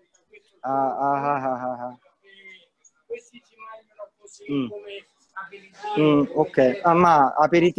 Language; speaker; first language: Japanese; non-native, fluent; Italian